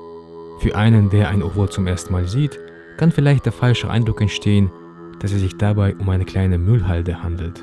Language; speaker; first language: German; native; German